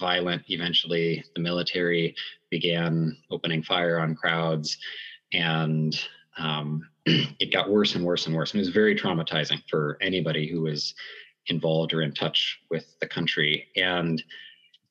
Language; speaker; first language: English; native; English